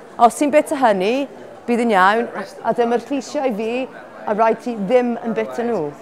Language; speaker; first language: Welsh; non-native, learner; English